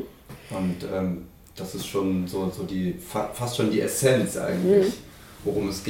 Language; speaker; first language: German; native; German